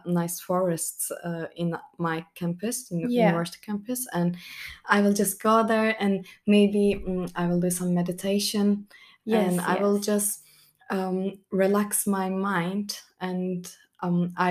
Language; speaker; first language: English; non-native, fluent; Turkish